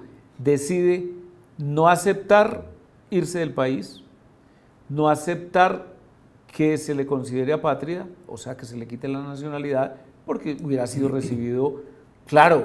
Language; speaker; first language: Spanish; native; Spanish